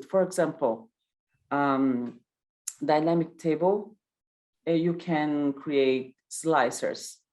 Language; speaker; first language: English; non-native, learner; Portuguese